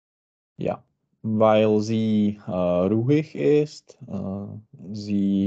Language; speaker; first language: German; non-native, learner; Czech